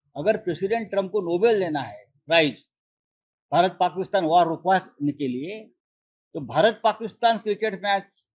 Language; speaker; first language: Hindi; non-native, local second language; Marathi